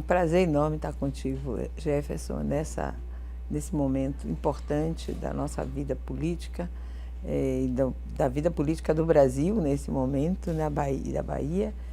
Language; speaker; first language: Portuguese; early bilingual, other home language; Galician